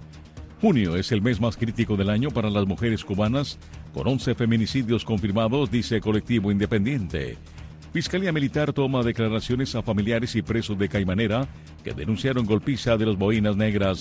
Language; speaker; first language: Spanish; native; Spanish